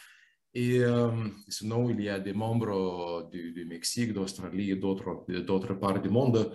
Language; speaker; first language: French; non-native, fluent; Lithuanian